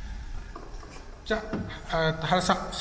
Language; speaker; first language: Japanese; native; Japanese